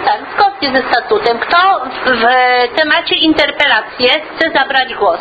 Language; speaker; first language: Polish; native; Polish